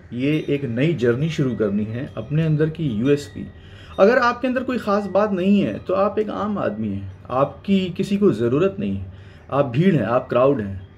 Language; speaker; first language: Hindi; native; Hindi